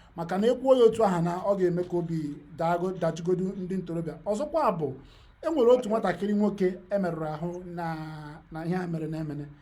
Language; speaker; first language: Igbo; native; Igbo